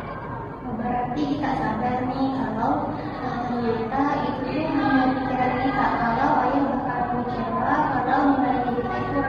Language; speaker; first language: Indonesian; native; Indonesian